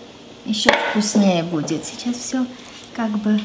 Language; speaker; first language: Russian; non-native, fluent; Armenian